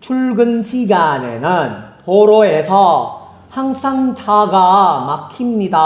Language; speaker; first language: Korean; non-native, fluent; Indonesian